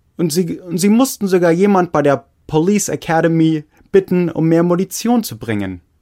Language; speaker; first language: German; non-native, fluent; English